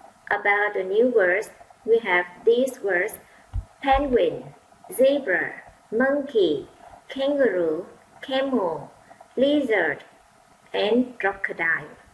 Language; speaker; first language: English; non-native, fluent; Vietnamese